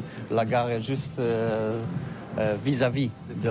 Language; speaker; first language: French; non-native, learner; Polish